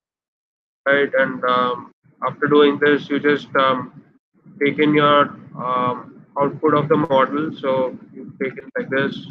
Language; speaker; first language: English; non-native, local second language; Hindi